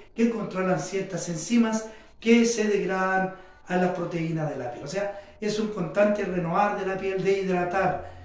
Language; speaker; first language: Spanish; native; Spanish